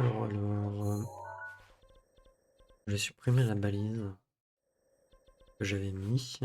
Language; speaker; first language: French; native; French